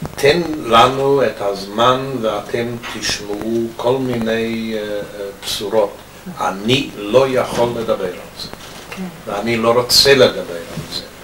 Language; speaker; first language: Hebrew; non-native, fluent; English